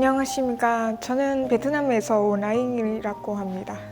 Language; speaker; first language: Korean; non-native, learner; Vietnamese